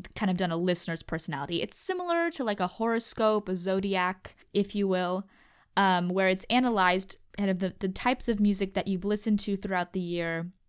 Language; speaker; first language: English; native; English